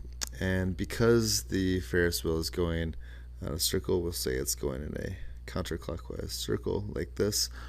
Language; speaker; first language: English; native; English